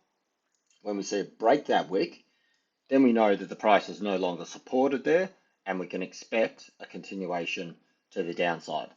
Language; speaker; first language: English; native; English